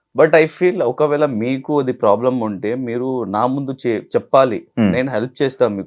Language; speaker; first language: Telugu; non-native, learner; Hindi